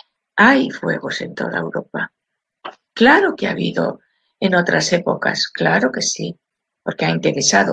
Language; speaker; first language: Spanish; native; Spanish